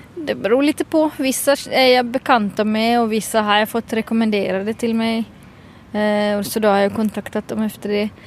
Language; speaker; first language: Swedish; native; Swedish